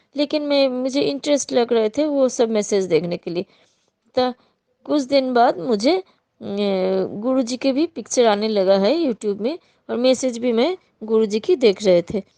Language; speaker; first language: Hindi; non-native, local second language; Bangla